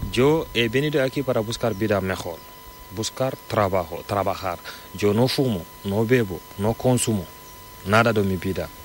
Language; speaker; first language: Spanish; non-native, learner; Fula